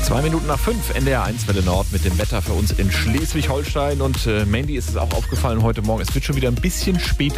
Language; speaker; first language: German; native; German